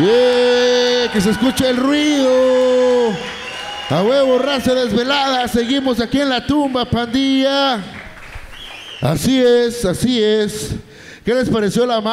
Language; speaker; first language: Spanish; native; Spanish